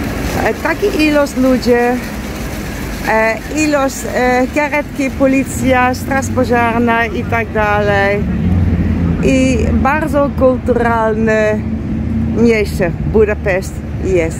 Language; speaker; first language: Polish; non-native, learner; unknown